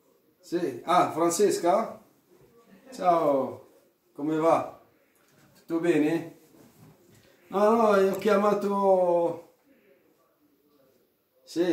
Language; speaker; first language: Italian; non-native, fluent; Arabic